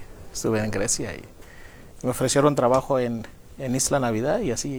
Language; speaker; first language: Spanish; non-native, fluent; Greek